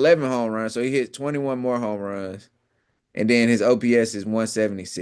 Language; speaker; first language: English; native; English